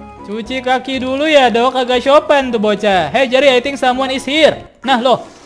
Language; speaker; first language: English; non-native, learner; Indonesian